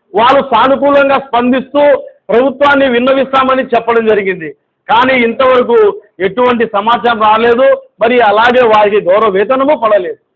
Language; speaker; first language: Telugu; non-native, local second language; Urdu